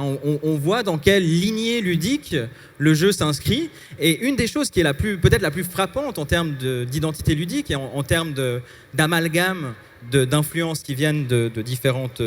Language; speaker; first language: French; native; French